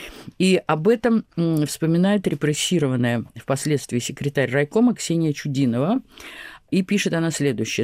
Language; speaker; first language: Russian; native; Russian